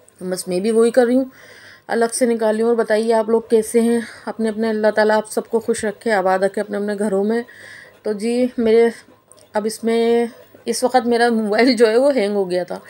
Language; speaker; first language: Hindi; native; Hindi